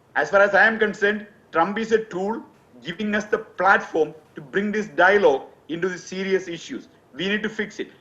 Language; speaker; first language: English; non-native, local second language; Malayalam